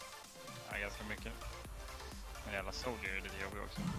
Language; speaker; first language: Swedish; native; Swedish